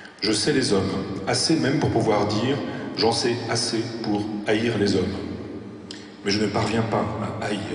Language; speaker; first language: French; native; French